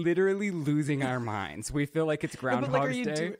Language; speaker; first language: English; native; English